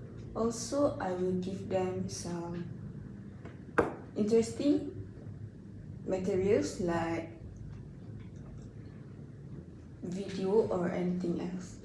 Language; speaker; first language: English; non-native, learner; Malay